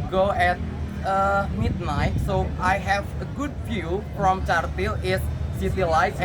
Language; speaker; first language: English; non-native, learner; Indonesian